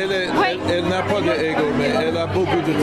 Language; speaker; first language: French; non-native, learner; English